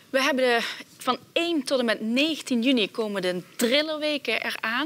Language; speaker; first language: Dutch; native; Dutch